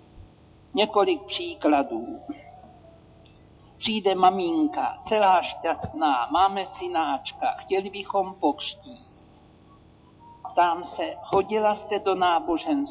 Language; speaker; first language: Czech; native; Czech